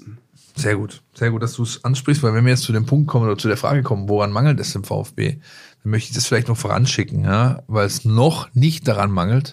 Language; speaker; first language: German; native; German